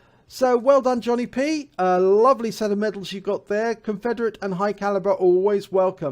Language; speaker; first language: English; native; English